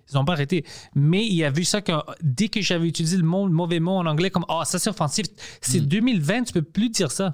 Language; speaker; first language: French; non-native, local second language; English